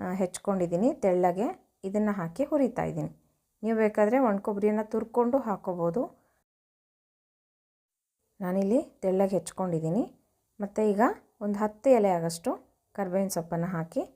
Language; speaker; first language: Kannada; native; Kannada